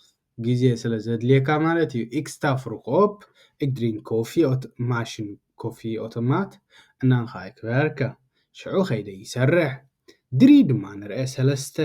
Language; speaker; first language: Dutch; non-native, learner; Tigrinya